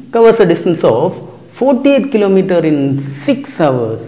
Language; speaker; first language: English; non-native, local second language; Malayalam